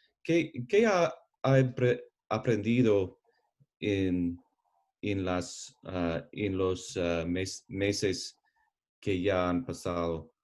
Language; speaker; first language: Spanish; non-native, learner; English